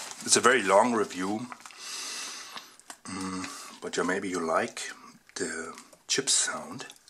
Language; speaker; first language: English; non-native, fluent; German